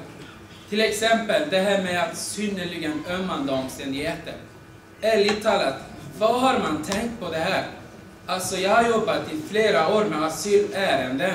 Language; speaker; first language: Swedish; non-native, fluent; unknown